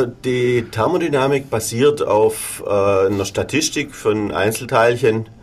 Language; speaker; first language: German; native; German